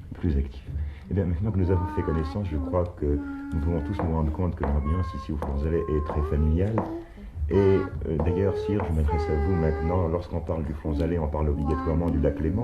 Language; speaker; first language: French; native; French